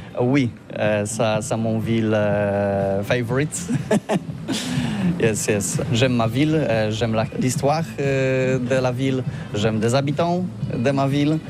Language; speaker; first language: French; non-native, learner; Polish